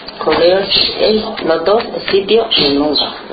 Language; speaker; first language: Spanish; non-native, learner; Chinese